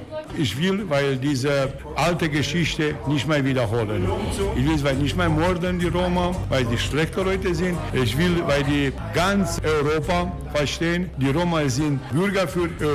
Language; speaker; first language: German; non-native, learner; Romanian